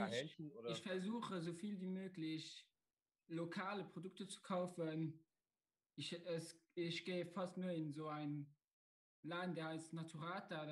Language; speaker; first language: German; non-native, local second language; Luxembourgish